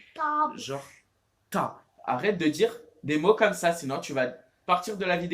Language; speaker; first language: French; native; French